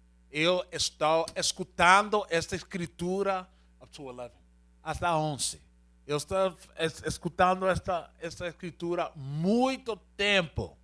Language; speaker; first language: Portuguese; non-native, learner; Spanish